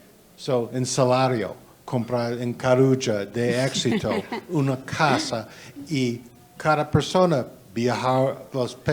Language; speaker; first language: Spanish; non-native, learner; English